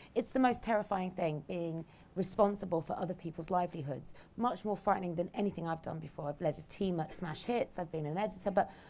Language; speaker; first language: English; native; English